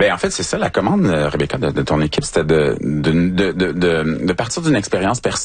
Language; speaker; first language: French; native; French